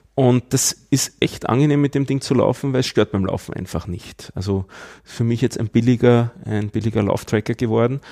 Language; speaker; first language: German; native; German